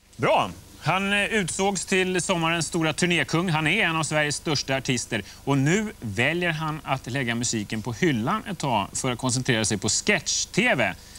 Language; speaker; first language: Swedish; native; Swedish